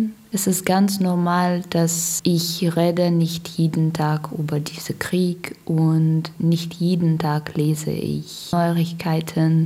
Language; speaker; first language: German; non-native, learner; Russian